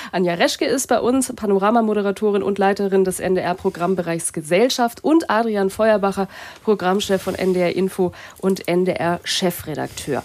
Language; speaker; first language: German; native; German